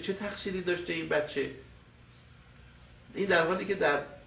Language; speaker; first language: Persian; native; Persian